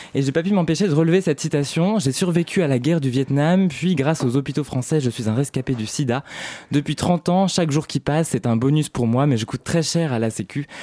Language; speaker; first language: French; native; French